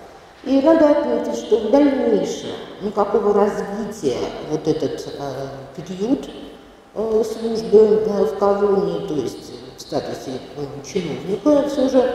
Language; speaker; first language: Russian; native; Russian